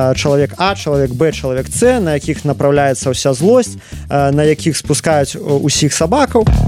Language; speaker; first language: Belarusian; native; Belarusian